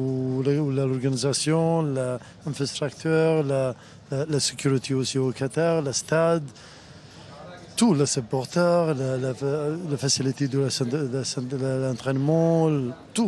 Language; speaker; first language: French; non-native, learner; Arabic